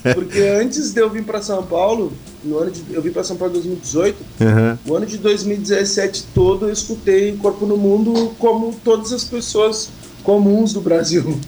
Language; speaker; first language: Portuguese; native; Portuguese